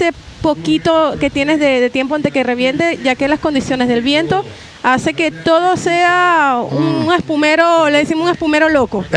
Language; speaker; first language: Spanish; native; Spanish